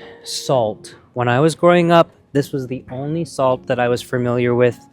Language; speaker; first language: English; native; English